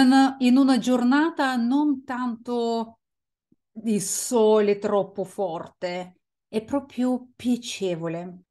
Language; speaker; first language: Italian; non-native, fluent; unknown